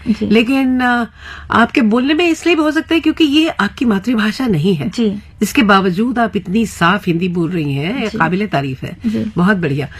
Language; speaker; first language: Hindi; native; Hindi